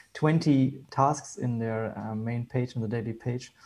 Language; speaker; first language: English; non-native, fluent; German